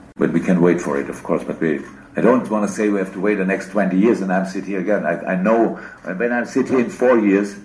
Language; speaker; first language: English; non-native, fluent; German